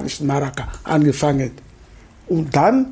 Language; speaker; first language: German; non-native, fluent; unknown